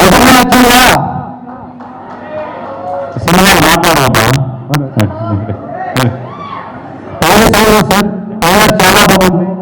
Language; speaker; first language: Telugu; native; Telugu